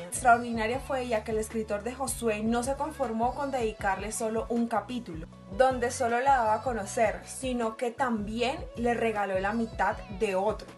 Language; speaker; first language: Spanish; native; Spanish